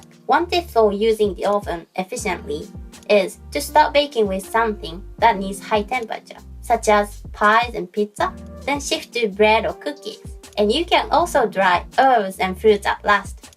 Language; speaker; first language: English; non-native, fluent; Japanese